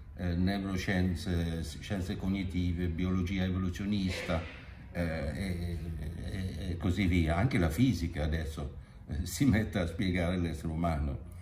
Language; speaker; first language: Italian; non-native, fluent; Swedish